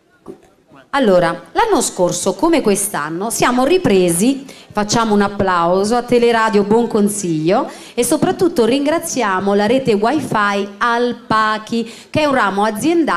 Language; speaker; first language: Italian; native; Italian